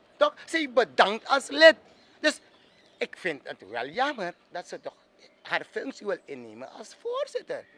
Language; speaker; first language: Dutch; native; Dutch